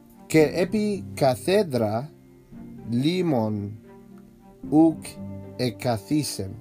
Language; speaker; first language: Greek; non-native, learner; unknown